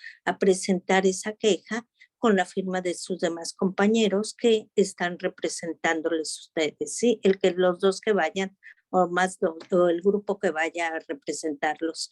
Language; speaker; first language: Spanish; native; Spanish